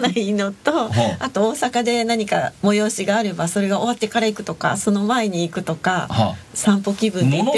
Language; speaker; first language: Japanese; native; Japanese